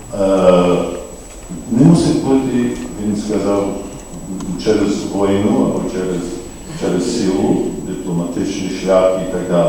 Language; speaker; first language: Ukrainian; non-native, fluent; English